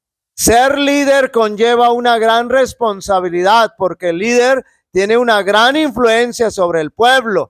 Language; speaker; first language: Spanish; native; Spanish